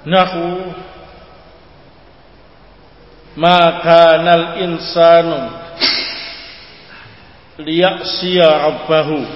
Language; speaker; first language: Arabic; non-native, learner; Indonesian